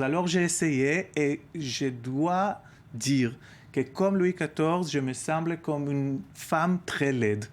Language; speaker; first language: French; non-native, learner; Hebrew